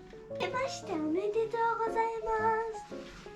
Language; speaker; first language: Japanese; early bilingual, other home language; Korean